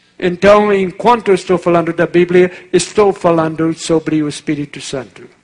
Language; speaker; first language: Portuguese; non-native, fluent; English